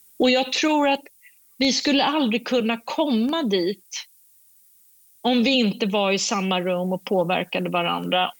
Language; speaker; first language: Swedish; native; Swedish